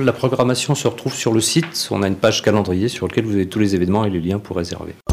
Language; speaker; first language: French; native; French